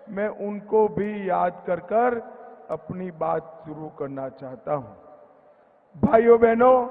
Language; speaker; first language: Hindi; non-native, local second language; Gujarati